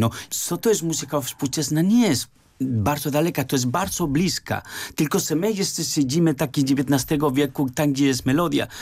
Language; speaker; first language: Polish; non-native, fluent; Spanish